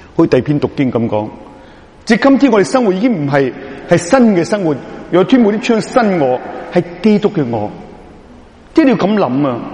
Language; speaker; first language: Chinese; non-native, local second language; Cantonese